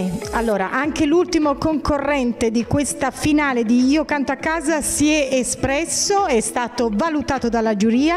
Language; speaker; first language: Italian; native; Italian